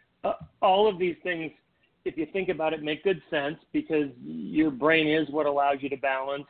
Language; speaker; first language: English; native; English